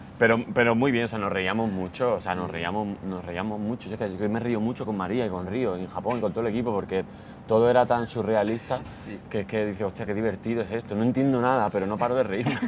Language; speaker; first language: Spanish; native; Spanish